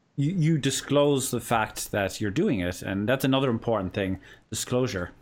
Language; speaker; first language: English; native; English